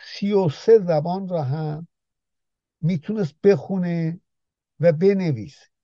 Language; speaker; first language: Persian; non-native, local second language; Azerbaijani